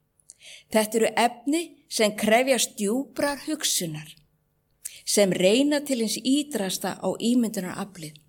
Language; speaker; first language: Icelandic; native; Icelandic